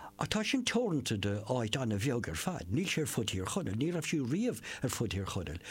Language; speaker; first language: Irish; non-native, local second language; English